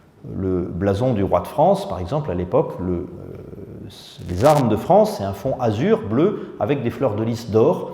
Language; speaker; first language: French; native; French